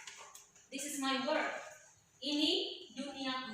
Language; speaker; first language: English; non-native, learner; Indonesian